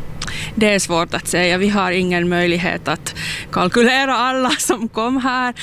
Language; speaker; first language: Swedish; non-native, local second language; Finnish